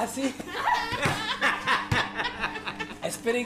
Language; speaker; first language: Spanish; non-native, learner; French